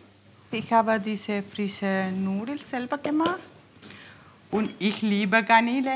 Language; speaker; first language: German; non-native, learner; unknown